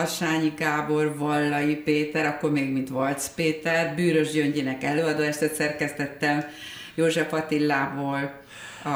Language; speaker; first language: Hungarian; native; Hungarian